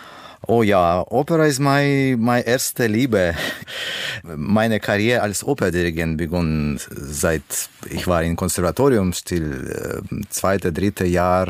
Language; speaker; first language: German; non-native, learner; Russian